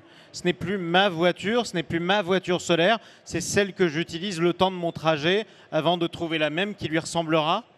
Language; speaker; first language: French; native; French